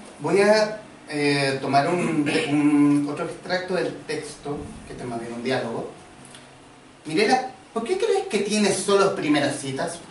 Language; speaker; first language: Spanish; native; Spanish